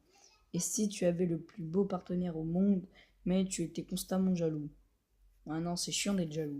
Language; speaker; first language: French; native; French